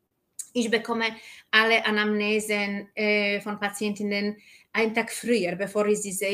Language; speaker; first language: German; non-native, fluent; Polish